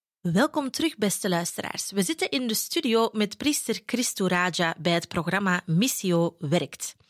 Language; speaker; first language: Dutch; native; Dutch